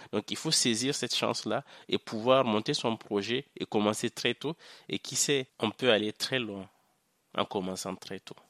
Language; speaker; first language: French; non-native, local second language; Hausa